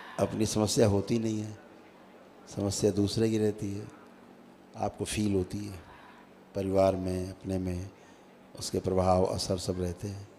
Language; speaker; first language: Hindi; native; Hindi